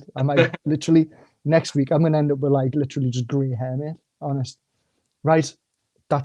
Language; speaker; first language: English; native; English